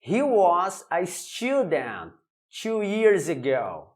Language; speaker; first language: English; non-native, fluent; Portuguese